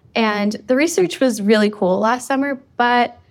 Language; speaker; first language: English; early bilingual, other home language; Spanish